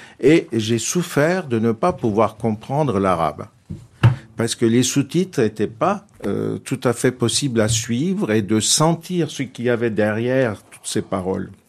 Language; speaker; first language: French; non-native, fluent; Turkish